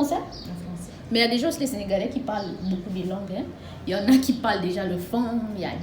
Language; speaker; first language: French; non-native, local second language; Fang